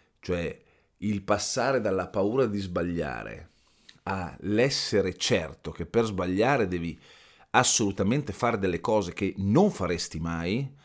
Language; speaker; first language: Italian; native; Italian